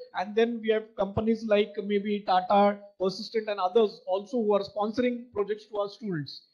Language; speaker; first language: English; non-native, local second language; Marathi